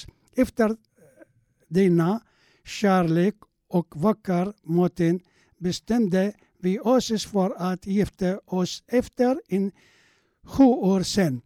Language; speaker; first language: Swedish; non-native, learner; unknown